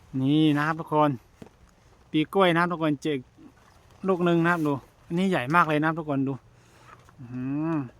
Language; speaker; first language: Thai; non-native, local second language; Shan